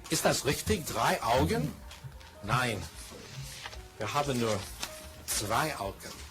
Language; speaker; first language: German; non-native, fluent; English